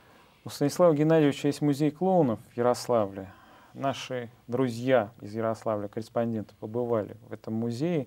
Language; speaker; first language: Russian; native; Russian